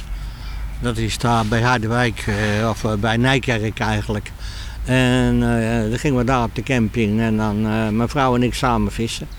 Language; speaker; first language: Dutch; native; Dutch